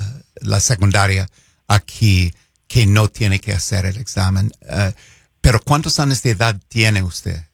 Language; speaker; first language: Spanish; non-native, fluent; English